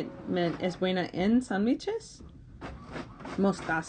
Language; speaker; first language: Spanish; non-native, fluent; English